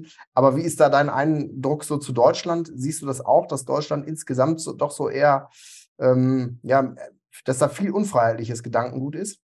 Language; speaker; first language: German; native; German